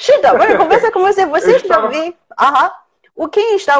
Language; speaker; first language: Portuguese; non-native, fluent; Chinese